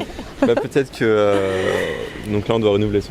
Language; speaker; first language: French; native; French